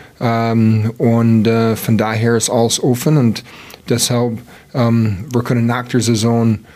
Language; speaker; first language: German; non-native, learner; English